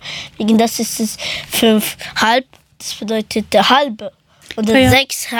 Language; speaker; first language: German; early bilingual, other home language; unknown